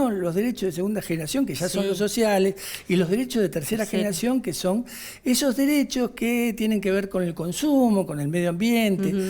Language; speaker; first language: Spanish; native; Spanish